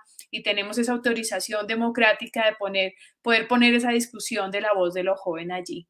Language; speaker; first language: Spanish; native; Spanish